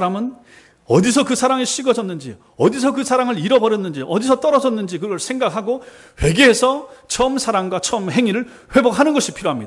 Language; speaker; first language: Korean; native; Korean